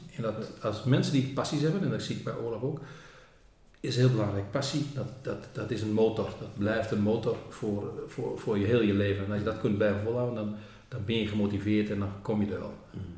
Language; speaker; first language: Dutch; native; Dutch